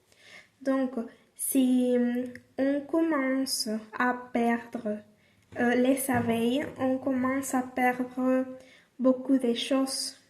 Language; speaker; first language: French; non-native, learner; Spanish